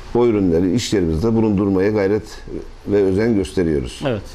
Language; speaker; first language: Turkish; native; Turkish